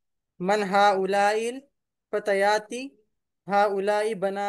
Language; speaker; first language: Arabic; non-native, learner; Urdu